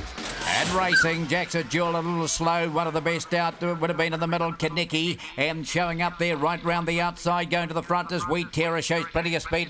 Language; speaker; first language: English; native; English